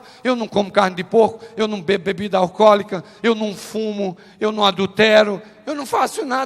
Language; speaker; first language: Portuguese; native; Portuguese